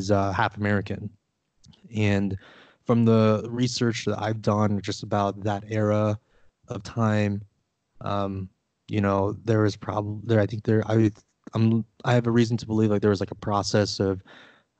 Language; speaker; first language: English; early bilingual, other home language; Vietnamese